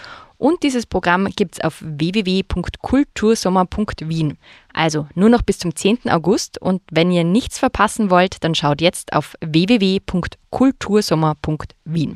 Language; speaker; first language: German; native; German